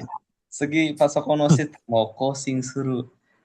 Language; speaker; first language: Japanese; non-native, fluent; Indonesian